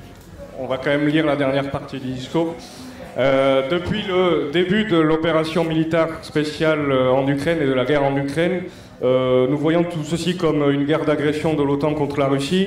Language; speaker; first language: French; native; French